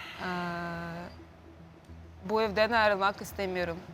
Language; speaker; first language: Turkish; non-native, learner; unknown